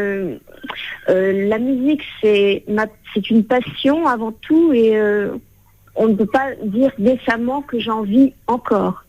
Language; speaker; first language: French; native; French